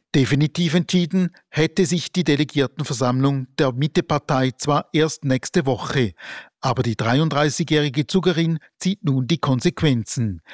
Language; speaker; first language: German; native; German